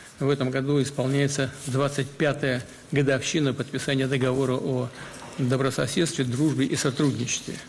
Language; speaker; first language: Russian; native; Russian